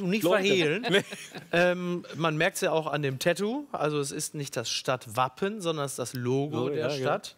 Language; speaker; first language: German; native; German